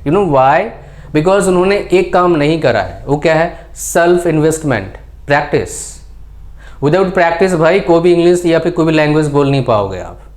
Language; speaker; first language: Hindi; native; Hindi